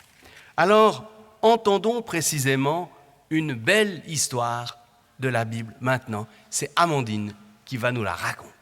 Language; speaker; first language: French; native; French